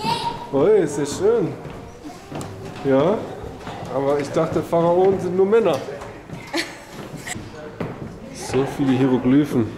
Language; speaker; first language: German; non-native, fluent; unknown